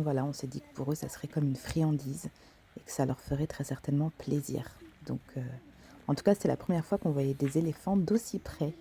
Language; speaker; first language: French; native; French